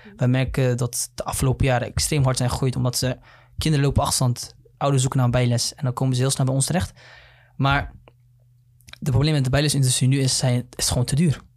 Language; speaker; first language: Dutch; early bilingual, other home language; Somali